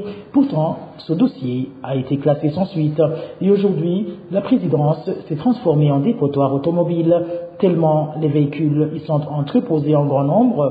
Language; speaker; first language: French; non-native, local second language; Rundi